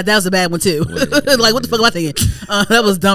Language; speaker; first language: English; native; English